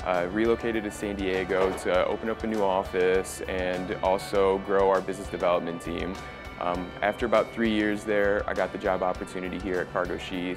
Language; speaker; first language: English; early bilingual, other home language; Portuguese